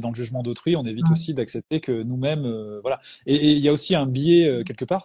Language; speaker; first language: French; native; French